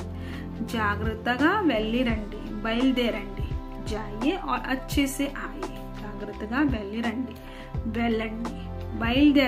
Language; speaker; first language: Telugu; non-native, fluent; Hindi